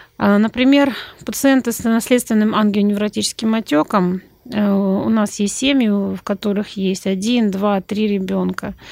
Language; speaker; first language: Russian; native; Russian